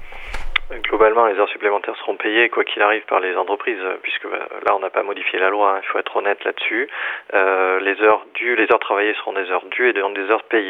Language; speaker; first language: French; native; French